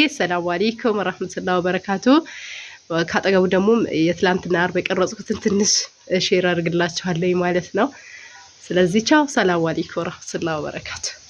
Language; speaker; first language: Amharic; non-native, local second language; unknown